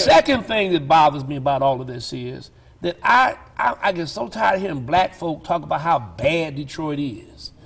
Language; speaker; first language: English; native; English